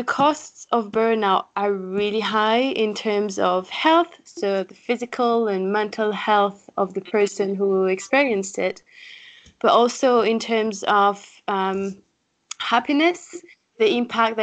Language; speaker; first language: English; non-native, fluent; French